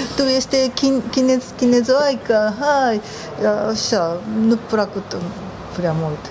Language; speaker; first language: Romanian; non-native, learner; Japanese